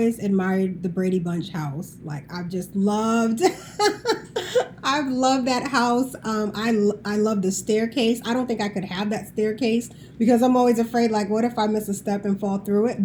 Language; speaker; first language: English; native; English